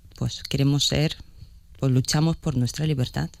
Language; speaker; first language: Spanish; non-native, fluent; Ukrainian